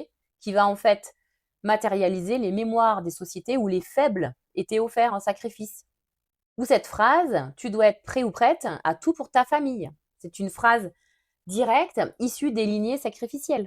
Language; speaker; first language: French; native; French